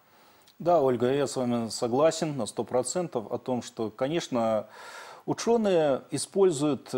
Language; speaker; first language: Russian; native; Russian